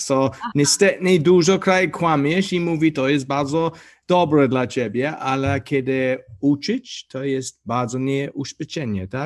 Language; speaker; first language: Polish; non-native, learner; English